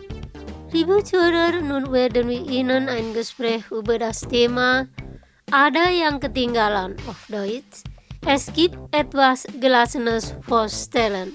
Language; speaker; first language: German; non-native, fluent; Indonesian